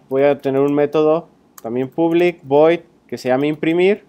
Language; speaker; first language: Spanish; native; Spanish